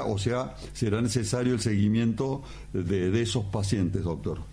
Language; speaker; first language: Spanish; native; Spanish